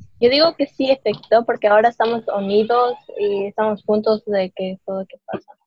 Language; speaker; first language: Spanish; early bilingual, other home language; English